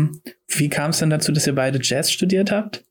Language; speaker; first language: German; native; German